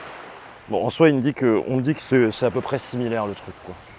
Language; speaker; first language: French; native; French